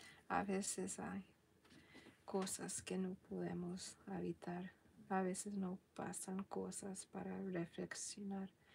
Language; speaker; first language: Spanish; early bilingual, heritage; Spanish